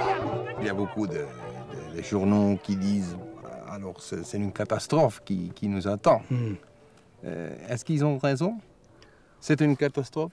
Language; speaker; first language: French; non-native, fluent; Dutch